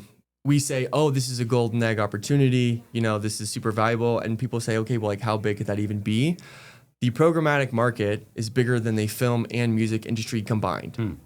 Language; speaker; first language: English; native; English